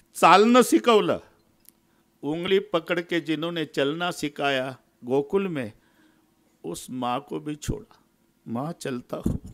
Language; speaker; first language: Hindi; non-native, local second language; Marathi